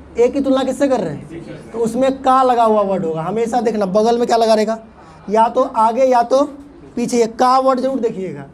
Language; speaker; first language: Hindi; native; Hindi